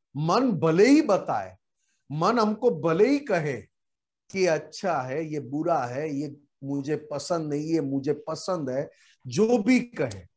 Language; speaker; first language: Hindi; non-native, local second language; Gujarati